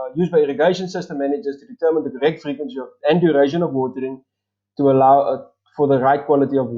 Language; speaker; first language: English; non-native, local second language; Afrikaans